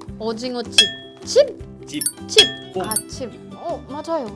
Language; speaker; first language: Korean; non-native, learner; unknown